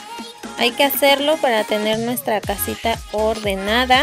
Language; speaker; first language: Spanish; native; Spanish